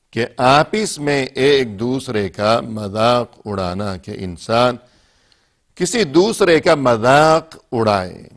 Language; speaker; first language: Urdu; native; Urdu